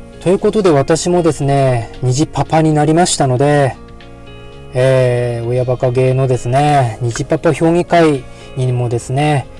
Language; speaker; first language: Japanese; native; Japanese